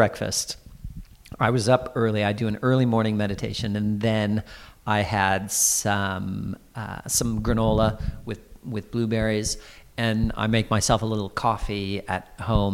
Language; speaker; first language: English; native; English